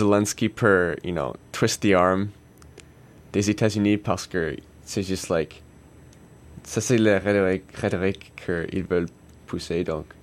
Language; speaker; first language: French; non-native, learner; English